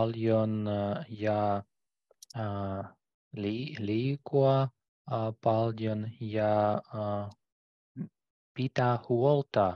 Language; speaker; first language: Finnish; non-native, learner; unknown